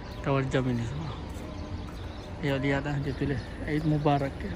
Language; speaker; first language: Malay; early bilingual, heritage; Malay